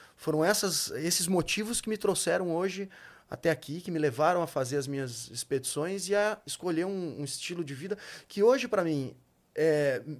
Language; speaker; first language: Portuguese; native; Portuguese